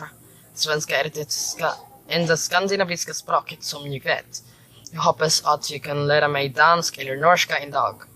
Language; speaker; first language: Swedish; non-native, learner; Filipino